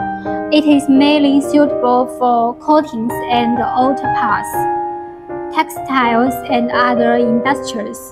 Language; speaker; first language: English; non-native, learner; Chinese